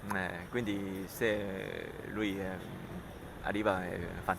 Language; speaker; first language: Italian; non-native, learner; Korean